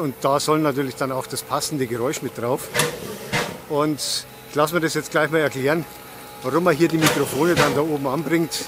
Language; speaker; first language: German; native; German